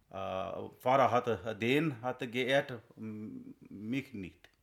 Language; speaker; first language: German; non-native, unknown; Kannada